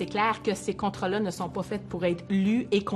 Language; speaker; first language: French; native; French